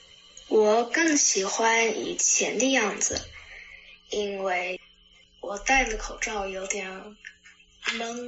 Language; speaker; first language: Chinese; early bilingual, heritage; Chinese